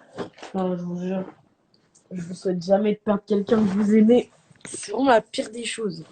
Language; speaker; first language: French; native; French